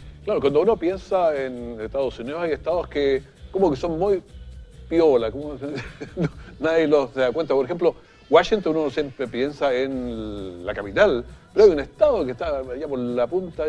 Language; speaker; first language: Spanish; native; Spanish